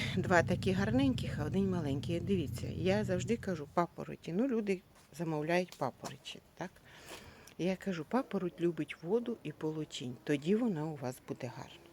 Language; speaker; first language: Ukrainian; native; Ukrainian